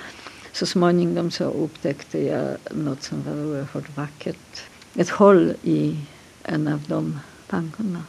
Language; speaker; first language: Swedish; non-native, fluent; Polish